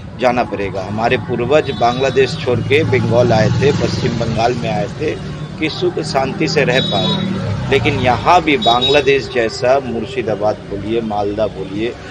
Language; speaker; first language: Hindi; non-native, local second language; Bangla